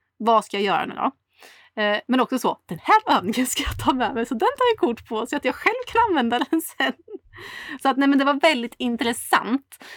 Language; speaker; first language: Swedish; native; Swedish